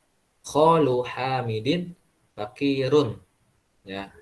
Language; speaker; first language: Arabic; non-native, fluent; Indonesian